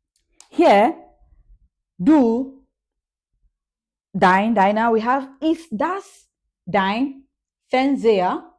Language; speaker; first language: German; non-native, learner; English